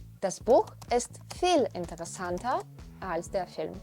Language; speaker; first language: German; non-native, fluent; Ukrainian